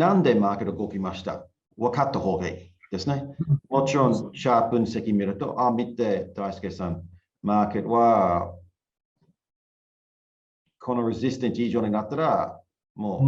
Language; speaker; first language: Japanese; non-native, learner; English